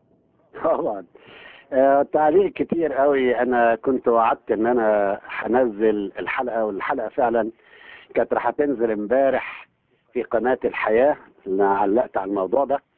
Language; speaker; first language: Arabic; native; Arabic